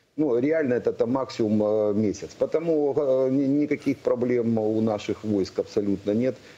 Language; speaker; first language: Russian; native; Russian